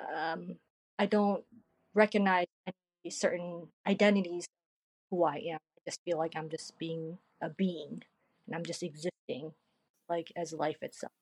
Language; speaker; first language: English; early bilingual, other home language; Korean